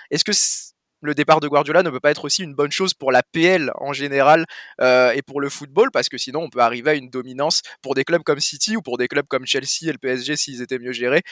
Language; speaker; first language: French; native; French